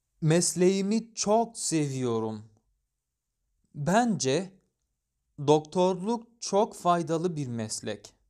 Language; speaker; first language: Turkish; non-native, fluent; Arabic